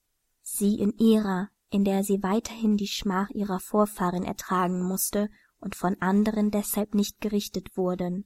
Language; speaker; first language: German; native; German